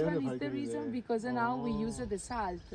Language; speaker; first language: English; non-native, learner; Italian